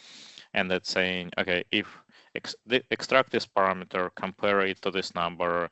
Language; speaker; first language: English; non-native, fluent; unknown